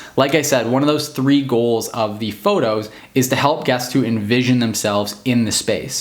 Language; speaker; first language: English; native; English